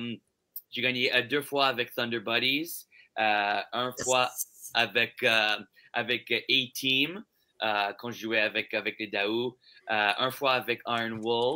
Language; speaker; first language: French; non-native, local second language; English